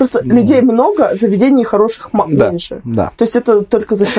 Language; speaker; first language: Russian; native; Russian